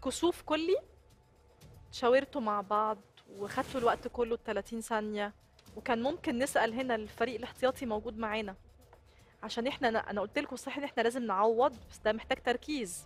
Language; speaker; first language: Arabic; native; Arabic